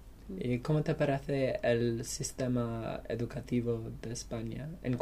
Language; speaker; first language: Spanish; non-native, learner; English